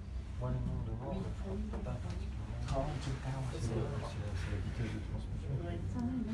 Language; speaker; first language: French; native; French